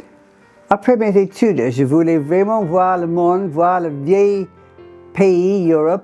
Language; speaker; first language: French; non-native, fluent; English